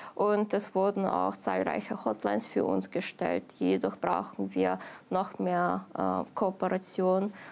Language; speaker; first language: German; non-native, fluent; Ukrainian